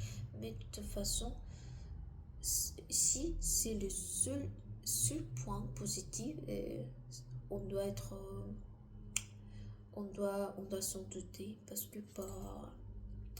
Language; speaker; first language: French; non-native, learner; Korean